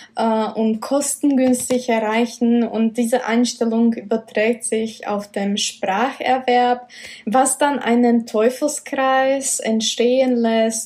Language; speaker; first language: German; non-native, fluent; Czech